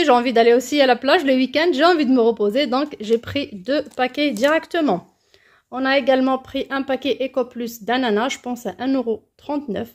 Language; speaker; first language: French; native; French